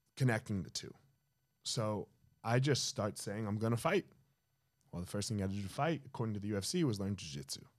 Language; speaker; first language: English; native; English